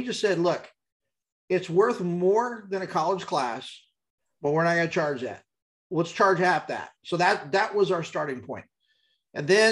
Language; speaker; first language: English; native; English